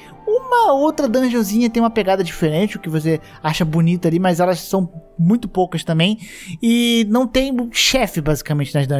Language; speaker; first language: Portuguese; native; Portuguese